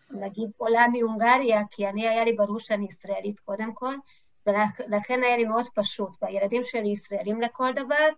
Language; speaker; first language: Hebrew; non-native, fluent; Hungarian